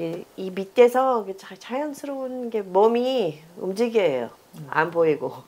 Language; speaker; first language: Korean; non-native, fluent; English